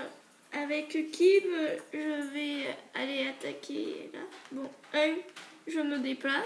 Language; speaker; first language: French; native; French